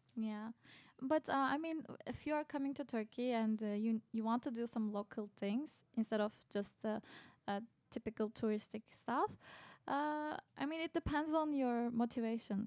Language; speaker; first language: English; non-native, fluent; Turkish